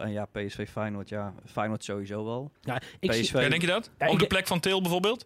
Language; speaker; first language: Dutch; native; Dutch